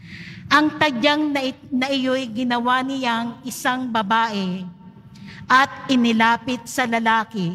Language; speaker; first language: Filipino; native; Filipino